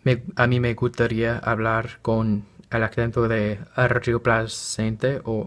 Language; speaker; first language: Spanish; non-native, learner; English